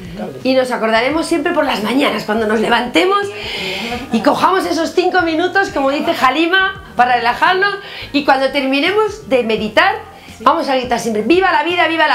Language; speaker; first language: Spanish; native; Spanish